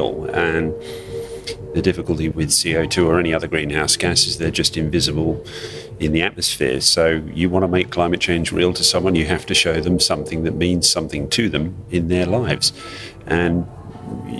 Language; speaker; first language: English; native; English